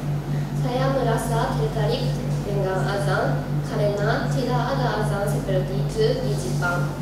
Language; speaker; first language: Indonesian; non-native, learner; Japanese